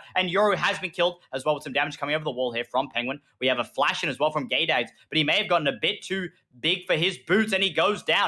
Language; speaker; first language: English; native; English